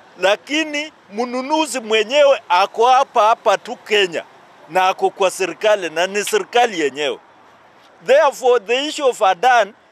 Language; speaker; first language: Swahili; non-native, local second language; Luo (Kenya and Tanzania)